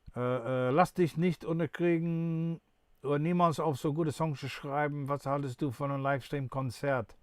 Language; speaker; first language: German; non-native, fluent; English